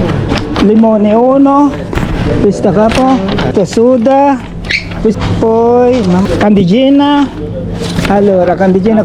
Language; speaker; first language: Italian; non-native, learner; Filipino